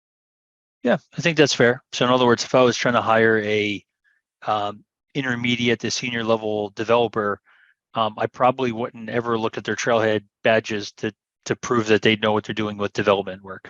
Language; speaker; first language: English; native; English